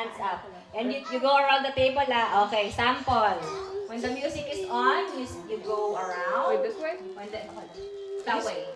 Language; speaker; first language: English; non-native, local second language; Filipino